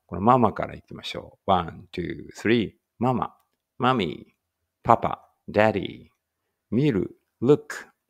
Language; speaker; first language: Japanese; native; Japanese